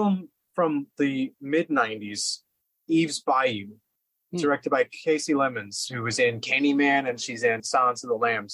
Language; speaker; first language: English; native; English